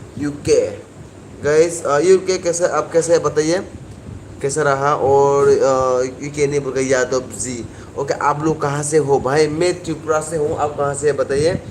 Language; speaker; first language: Hindi; non-native, local second language; Kok Borok